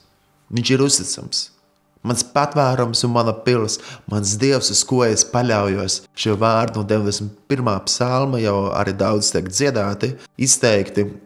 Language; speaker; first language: Latvian; native; Latvian